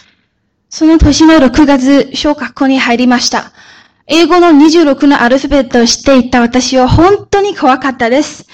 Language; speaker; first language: Japanese; early bilingual, other home language; Chinese